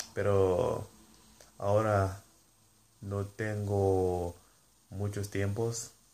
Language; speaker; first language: Spanish; non-native, learner; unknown